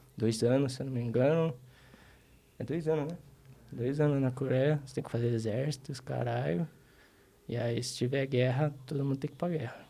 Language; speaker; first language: Portuguese; early bilingual, other home language; Korean